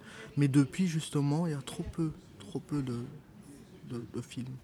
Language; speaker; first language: French; non-native, local second language; Malagasy